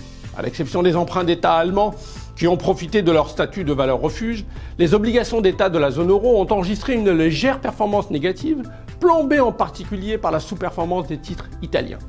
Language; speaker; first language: French; native; French